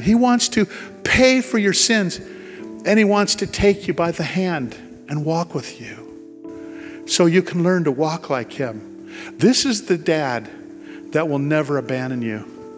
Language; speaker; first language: English; native; English